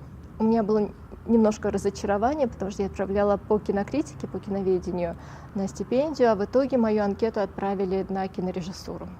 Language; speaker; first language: Russian; non-native, local second language; Tajik